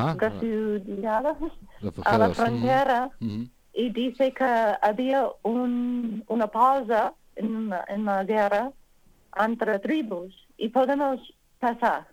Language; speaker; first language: Spanish; non-native, learner; English